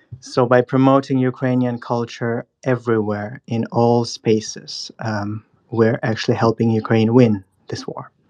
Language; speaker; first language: English; non-native, fluent; Russian